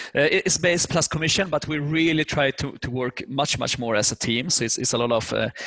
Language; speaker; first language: English; non-native, fluent; Swedish